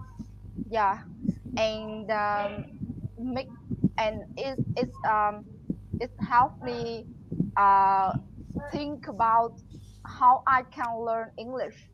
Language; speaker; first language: English; non-native, learner; Vietnamese